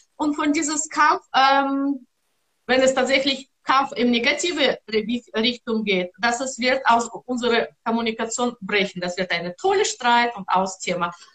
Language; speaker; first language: German; non-native, learner; Russian